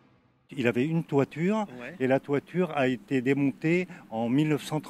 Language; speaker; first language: French; native; French